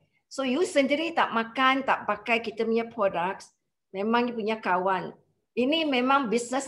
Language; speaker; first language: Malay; non-native, local second language; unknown